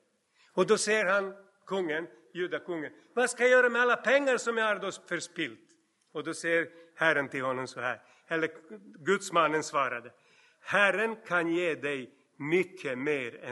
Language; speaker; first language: Swedish; non-native, fluent; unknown